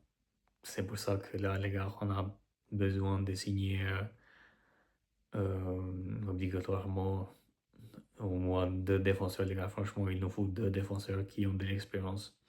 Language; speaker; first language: French; non-native, fluent; Albanian